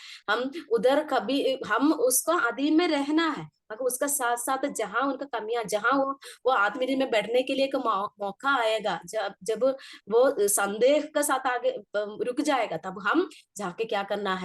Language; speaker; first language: Hindi; non-native, local second language; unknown